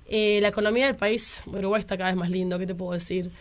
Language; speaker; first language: Spanish; native; Spanish